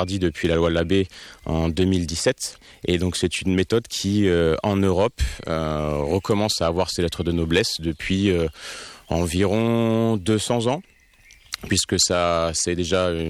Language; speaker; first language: French; native; French